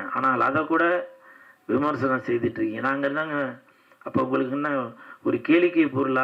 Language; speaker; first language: Tamil; native; Tamil